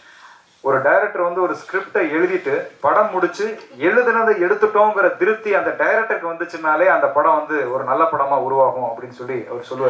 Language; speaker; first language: Tamil; native; Tamil